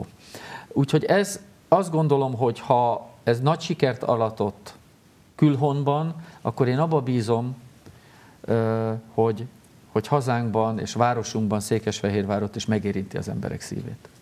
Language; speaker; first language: Hungarian; native; Hungarian